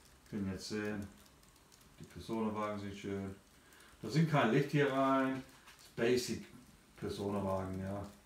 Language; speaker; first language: German; non-native, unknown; English